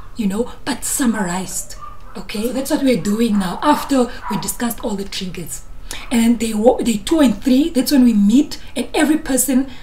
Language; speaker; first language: English; non-native, local second language; Afrikaans